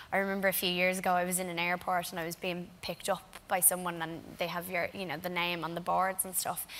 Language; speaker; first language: English; native; English